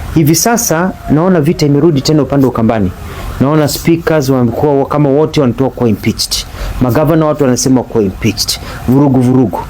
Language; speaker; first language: Swahili; non-native, local second language; Kamba